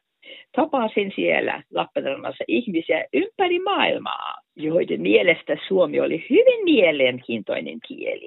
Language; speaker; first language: Finnish; non-native, fluent; Norwegian